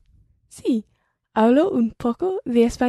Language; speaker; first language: Spanish; non-native, learner; English